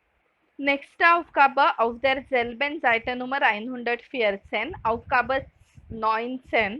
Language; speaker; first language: German; non-native, fluent; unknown